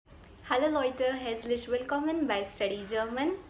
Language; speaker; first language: German; non-native, fluent; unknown